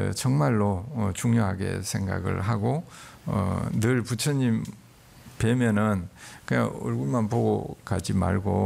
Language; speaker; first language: Korean; native; Korean